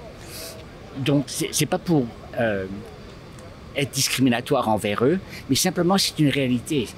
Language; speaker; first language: French; non-native, local second language; English